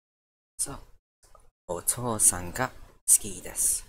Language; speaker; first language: Japanese; non-native, learner; English